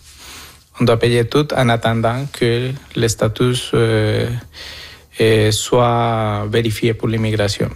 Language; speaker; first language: French; non-native, fluent; Spanish